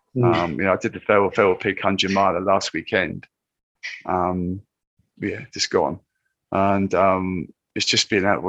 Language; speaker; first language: English; native; English